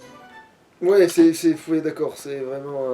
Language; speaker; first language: French; native; French